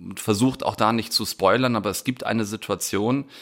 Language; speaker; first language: German; native; German